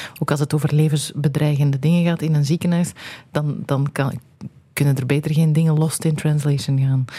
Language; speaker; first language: Dutch; native; Dutch